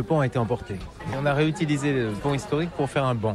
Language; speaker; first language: French; native; French